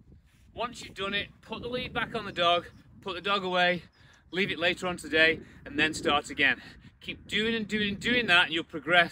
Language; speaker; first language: English; native; English